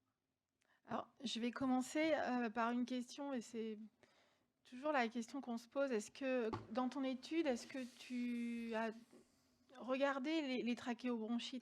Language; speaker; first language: French; native; French